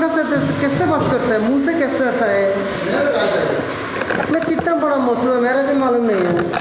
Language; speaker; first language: Hindi; non-native, learner; Bangla